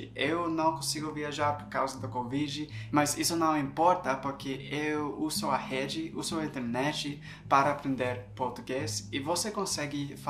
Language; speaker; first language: Portuguese; non-native, fluent; English